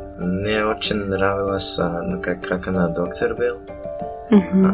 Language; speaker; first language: Russian; early bilingual, heritage; Russian